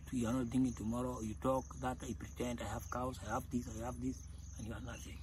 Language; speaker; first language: English; non-native, local second language; Masai